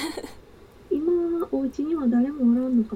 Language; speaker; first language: Japanese; native; Japanese